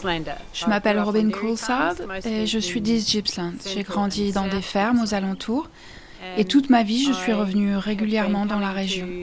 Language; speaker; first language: French; native; French